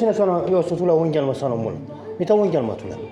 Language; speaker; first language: Finnish; non-native, learner; Turkish